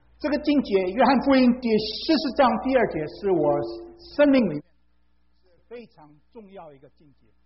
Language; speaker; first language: Chinese; non-native, fluent; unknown